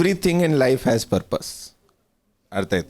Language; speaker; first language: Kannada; non-native, local second language; Punjabi